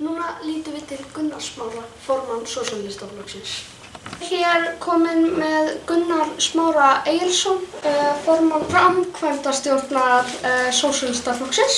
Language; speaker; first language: Icelandic; native; Icelandic